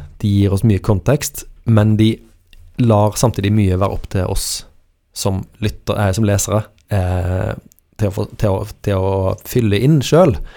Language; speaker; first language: Norwegian; native; Norwegian